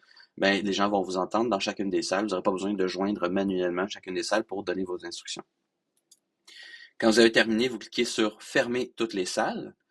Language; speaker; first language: French; native; French